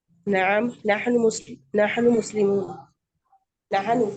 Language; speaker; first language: Arabic; non-native, learner; Urdu